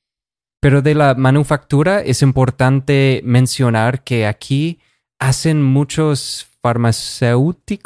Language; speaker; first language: Spanish; non-native, fluent; English